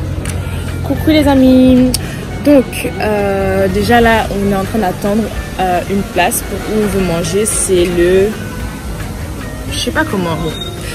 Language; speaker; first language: French; native; French